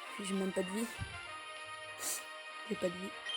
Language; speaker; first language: French; native; French